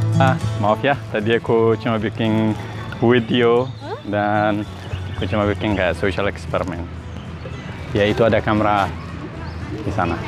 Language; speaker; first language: Indonesian; non-native, learner; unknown